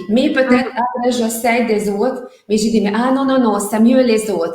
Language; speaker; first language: French; non-native, learner; Hungarian